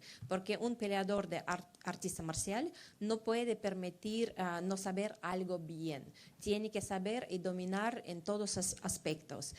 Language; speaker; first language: Spanish; non-native, learner; Russian